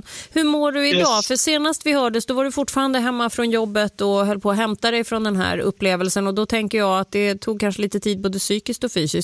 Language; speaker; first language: Swedish; native; Swedish